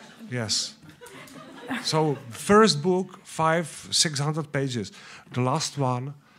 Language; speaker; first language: English; non-native, learner; Czech